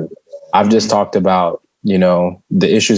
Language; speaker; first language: English; early bilingual, other home language; Shona